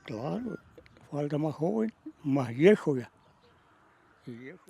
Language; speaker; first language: Spanish; non-native, local second language; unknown